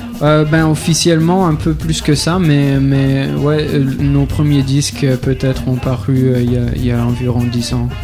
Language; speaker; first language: French; non-native, local second language; English